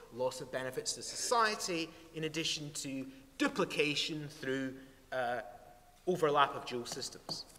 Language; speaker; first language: English; native; English